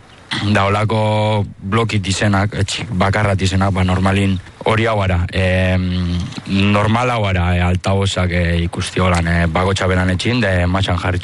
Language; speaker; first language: Basque; early bilingual, other home language; Spanish